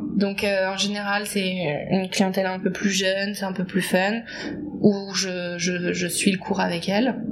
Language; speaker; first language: French; native; French